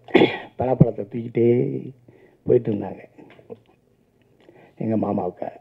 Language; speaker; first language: Tamil; native; Tamil